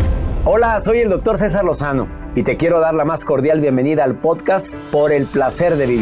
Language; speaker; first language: Spanish; native; Spanish